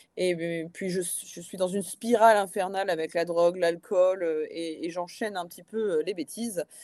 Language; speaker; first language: French; native; French